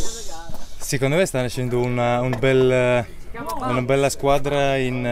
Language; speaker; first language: Italian; non-native, fluent; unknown